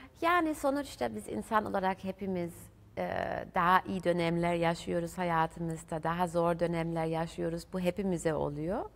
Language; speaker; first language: Turkish; early bilingual, heritage; German